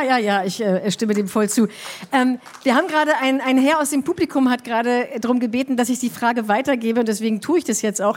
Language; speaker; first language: German; native; German